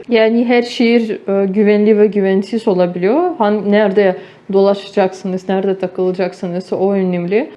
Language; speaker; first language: Turkish; non-native, fluent; Ukrainian